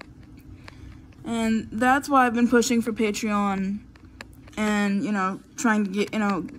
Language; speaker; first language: English; native; English